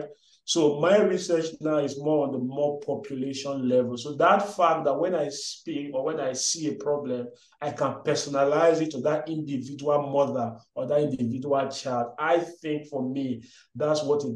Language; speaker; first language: English; non-native, local second language; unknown